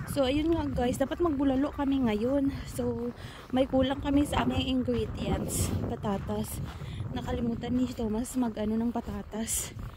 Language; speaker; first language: Filipino; native; Filipino